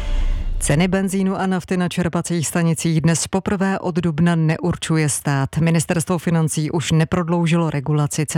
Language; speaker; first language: Czech; native; Czech